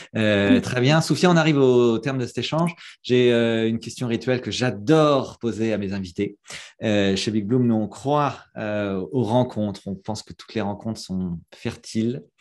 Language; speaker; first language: French; native; French